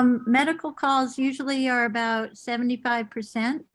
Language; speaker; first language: English; native; English